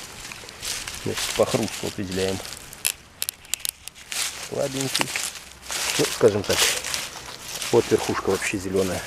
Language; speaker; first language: Russian; native; Russian